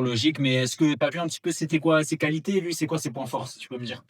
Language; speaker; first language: French; native; French